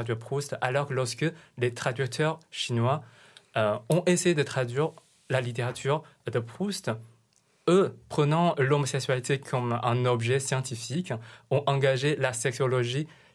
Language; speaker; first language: French; non-native, fluent; Chinese